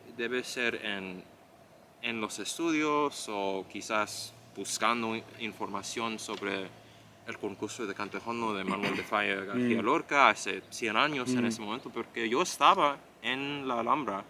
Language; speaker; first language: Spanish; non-native, fluent; English